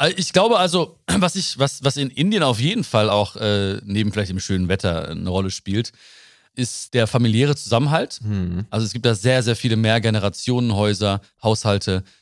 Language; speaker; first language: German; early bilingual, other home language; Malayalam